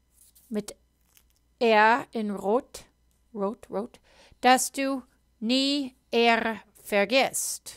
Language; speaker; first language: German; non-native, fluent; English